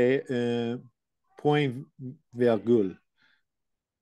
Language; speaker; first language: French; non-native, learner; English